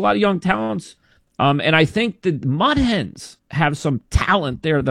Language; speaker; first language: English; native; English